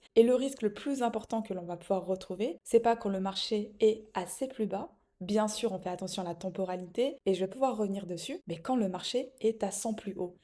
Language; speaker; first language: French; native; French